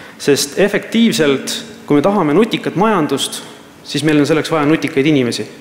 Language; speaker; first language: Estonian; native; Estonian